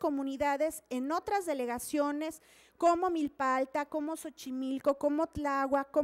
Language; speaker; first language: Spanish; native; Spanish